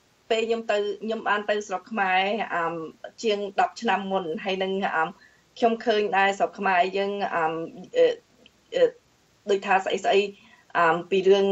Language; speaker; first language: Khmer; early bilingual, heritage; Khmer